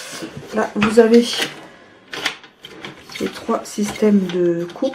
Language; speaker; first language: French; native; French